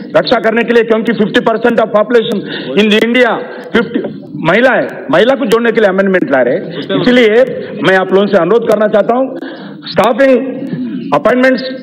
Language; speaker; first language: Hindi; non-native, local second language; Telugu